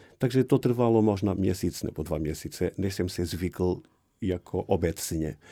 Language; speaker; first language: Czech; non-native, fluent; Portuguese